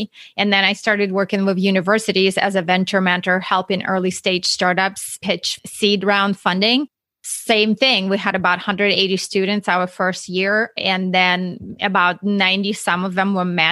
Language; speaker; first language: English; non-native, fluent; Russian